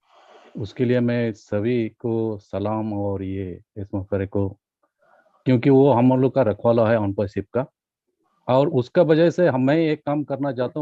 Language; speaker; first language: Hindi; non-native, local second language; Assamese